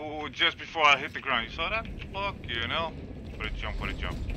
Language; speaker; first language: English; non-native, fluent; Dutch